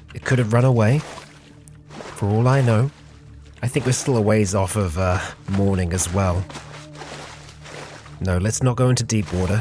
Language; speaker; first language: English; native; English